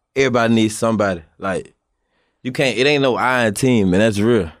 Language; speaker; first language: English; native; English